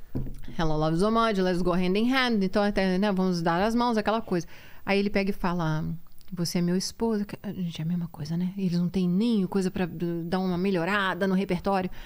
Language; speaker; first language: Portuguese; native; Portuguese